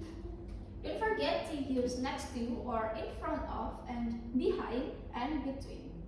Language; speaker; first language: English; non-native, fluent; Indonesian